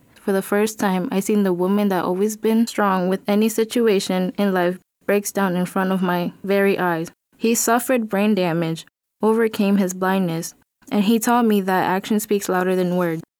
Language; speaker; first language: English; early bilingual, other home language; Spanish